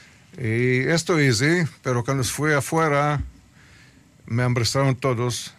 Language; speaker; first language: Spanish; early bilingual, heritage; Spanish